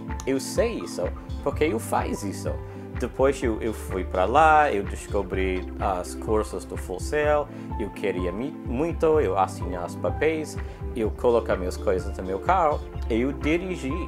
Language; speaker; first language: Portuguese; non-native, learner; English